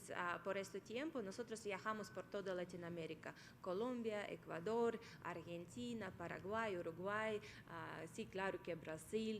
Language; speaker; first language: Spanish; non-native, fluent; Russian